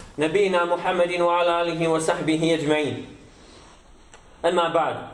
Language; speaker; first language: Bosnian; native; Bosnian